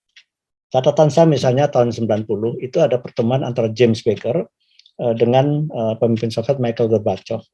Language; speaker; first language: Indonesian; native; Indonesian